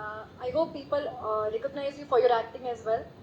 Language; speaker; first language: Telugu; non-native, local second language; Hindi